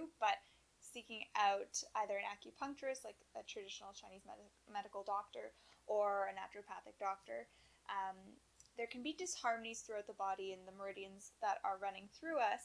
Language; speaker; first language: English; native; English